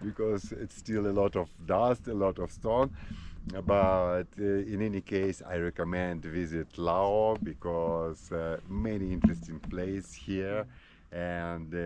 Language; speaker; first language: English; non-native, learner; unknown